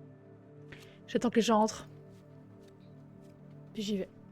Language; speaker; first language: French; native; French